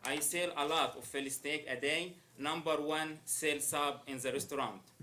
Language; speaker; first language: English; non-native, learner; Arabic